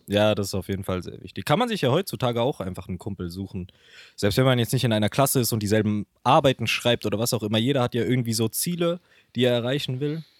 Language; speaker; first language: German; early bilingual, other home language; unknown